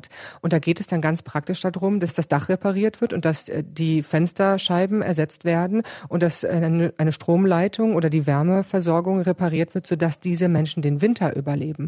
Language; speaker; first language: German; native; German